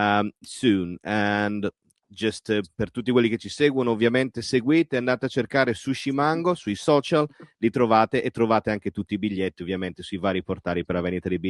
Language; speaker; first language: Italian; native; Italian